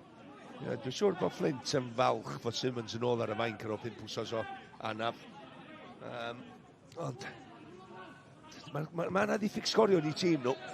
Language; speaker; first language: Welsh; native; Welsh